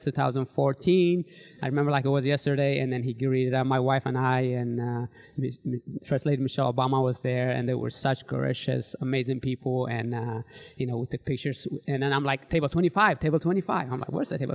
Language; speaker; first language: English; early bilingual, other home language; Tigrinya